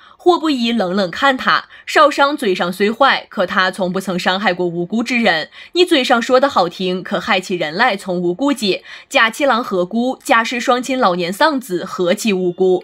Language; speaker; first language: Chinese; native; Chinese